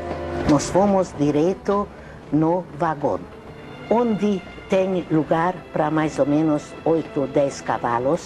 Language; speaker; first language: Portuguese; non-native, fluent; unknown